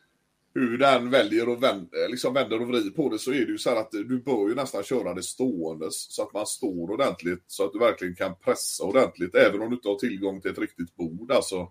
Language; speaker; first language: Swedish; native; Swedish